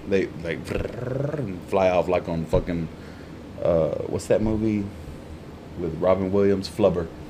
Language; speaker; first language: English; early bilingual, other home language; Spanish